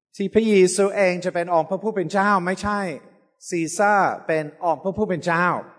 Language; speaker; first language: Thai; non-native, fluent; English